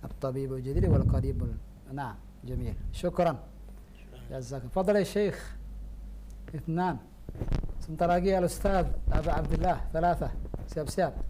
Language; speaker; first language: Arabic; non-native, fluent; Indonesian